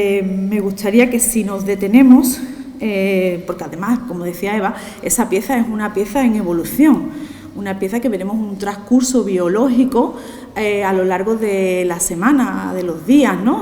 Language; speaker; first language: Spanish; native; Spanish